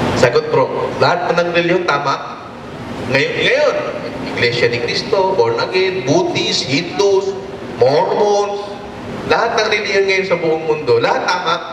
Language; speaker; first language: Filipino; non-native, local second language; Waray